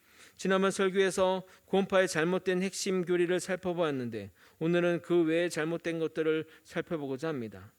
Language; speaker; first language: Korean; native; Korean